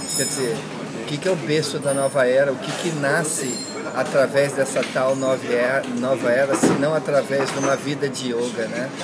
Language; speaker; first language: Portuguese; early bilingual, heritage; Portuguese